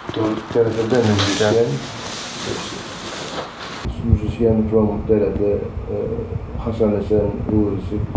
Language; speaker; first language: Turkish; non-native, learner; Greek